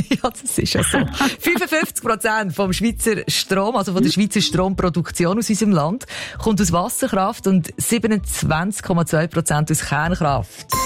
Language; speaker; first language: German; native; German